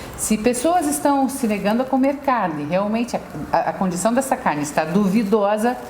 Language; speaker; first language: Portuguese; native; Portuguese